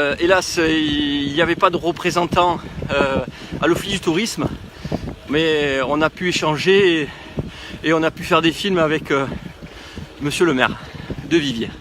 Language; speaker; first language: French; native; French